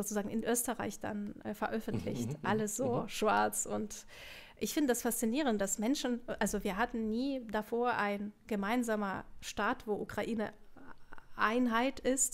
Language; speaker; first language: German; non-native, fluent; Russian